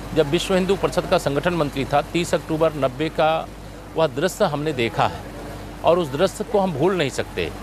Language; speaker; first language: Hindi; native; Hindi